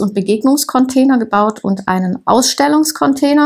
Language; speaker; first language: German; native; German